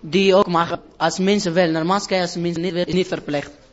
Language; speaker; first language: Dutch; non-native, learner; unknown